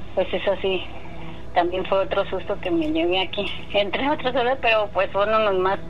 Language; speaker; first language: Spanish; native; Spanish